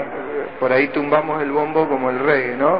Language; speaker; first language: Spanish; native; Spanish